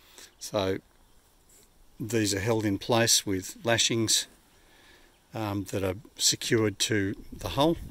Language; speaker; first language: English; native; English